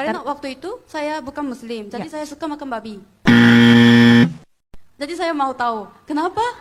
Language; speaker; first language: Indonesian; non-native, fluent; Korean